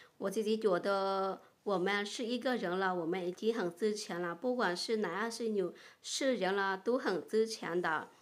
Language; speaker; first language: Chinese; non-native, fluent; Lao